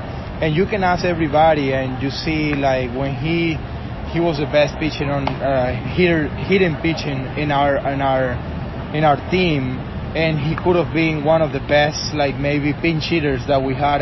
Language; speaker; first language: English; non-native, fluent; Spanish